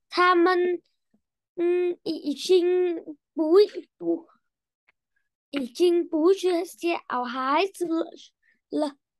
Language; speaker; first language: Chinese; non-native, learner; Vietnamese